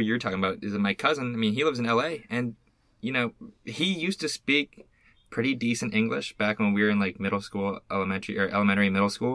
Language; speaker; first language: English; native; English